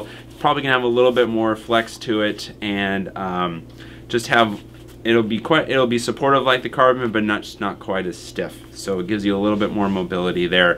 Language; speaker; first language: English; native; English